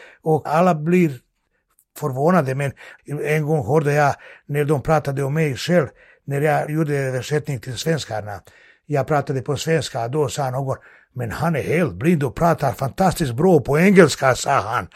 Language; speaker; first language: Swedish; non-native, fluent; Bosnian